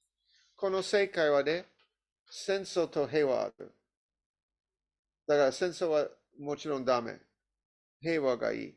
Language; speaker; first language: Japanese; non-native, learner; English